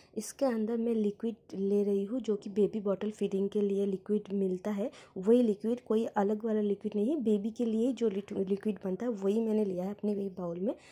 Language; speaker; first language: Hindi; non-native, local second language; Bangla